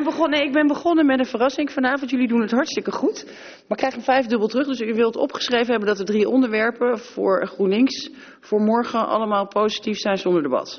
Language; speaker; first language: Dutch; native; Dutch